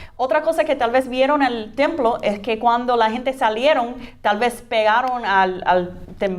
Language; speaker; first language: Spanish; non-native, fluent; English